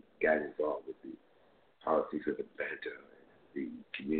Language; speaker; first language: English; native; English